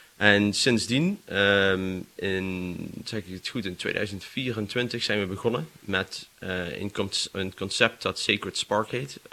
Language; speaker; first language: Dutch; native; Dutch